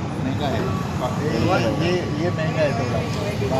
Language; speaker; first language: Hindi; non-native, learner; Sinhala